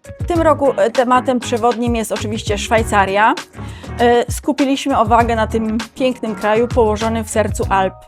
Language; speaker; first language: Polish; native; Polish